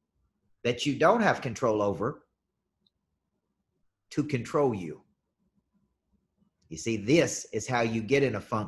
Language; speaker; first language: English; native; English